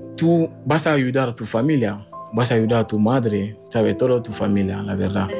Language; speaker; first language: Spanish; non-native, learner; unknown